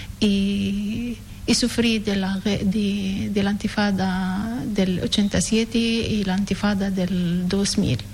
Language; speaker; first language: Spanish; non-native, learner; Arabic